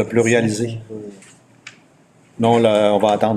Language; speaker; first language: French; native; French